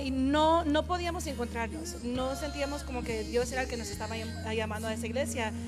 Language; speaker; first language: Spanish; early bilingual, heritage; Spanish